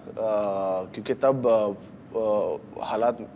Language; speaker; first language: Hindi; native; Hindi